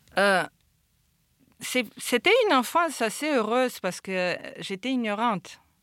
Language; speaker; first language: French; non-native, fluent; Romanian